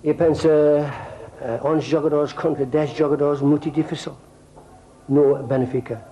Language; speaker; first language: Portuguese; non-native, learner; English